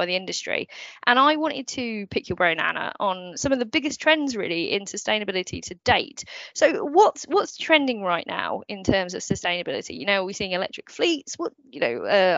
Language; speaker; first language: English; native; English